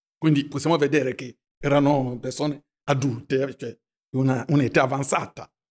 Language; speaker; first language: Italian; non-native, fluent; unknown